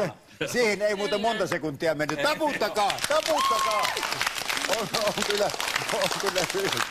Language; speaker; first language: Finnish; native; Finnish